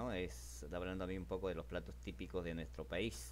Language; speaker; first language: Spanish; native; Spanish